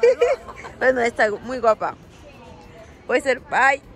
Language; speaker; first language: Spanish; non-native, fluent; French